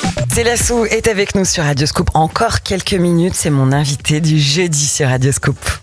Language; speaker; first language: French; native; French